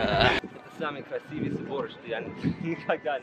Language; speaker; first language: Russian; non-native, learner; English